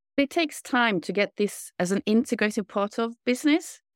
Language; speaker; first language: English; non-native, fluent; Norwegian